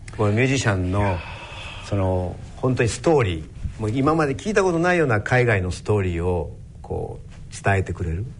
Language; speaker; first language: Japanese; native; Japanese